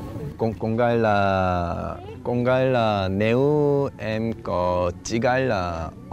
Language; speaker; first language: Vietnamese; non-native, learner; Korean